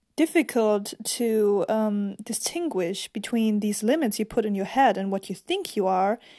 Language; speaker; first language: English; non-native, fluent; German